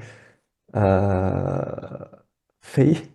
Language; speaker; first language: Chinese; non-native, learner; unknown